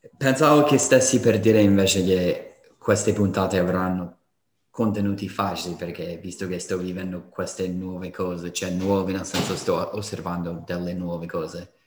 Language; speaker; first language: Italian; non-native, fluent; English